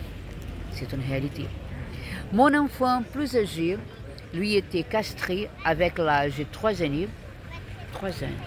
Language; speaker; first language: French; non-native, fluent; Portuguese